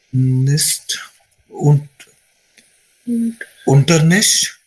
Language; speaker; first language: German; non-native, learner; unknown